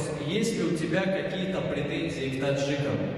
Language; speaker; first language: Russian; native; Russian